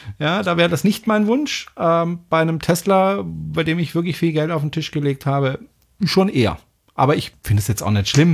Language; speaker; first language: German; non-native, fluent; French